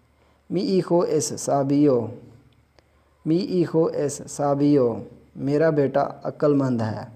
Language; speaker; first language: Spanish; non-native, fluent; Urdu